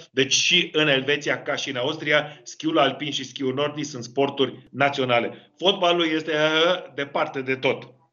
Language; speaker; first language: Romanian; native; Romanian